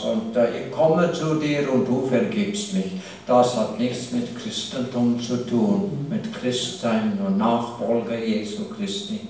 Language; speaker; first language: German; non-native, fluent; English